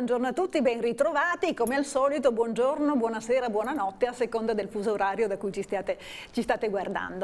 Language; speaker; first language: Italian; native; Italian